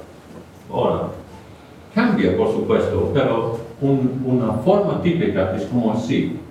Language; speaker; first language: Spanish; non-native, fluent; English